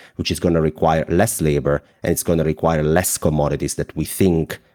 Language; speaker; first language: English; non-native, fluent; Italian